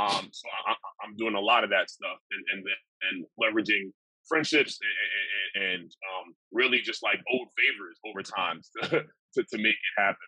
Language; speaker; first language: English; native; English